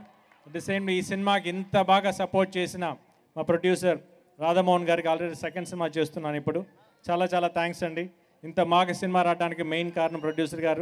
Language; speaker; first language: Telugu; native; Telugu